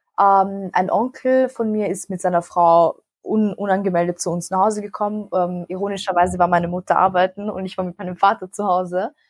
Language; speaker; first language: German; early bilingual, other home language; Macedonian